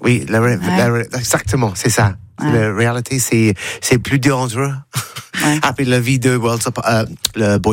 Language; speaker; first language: French; non-native, learner; English